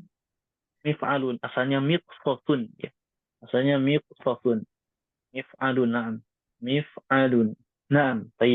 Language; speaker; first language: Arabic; non-native, fluent; Indonesian